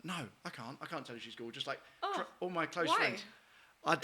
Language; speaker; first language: English; native; English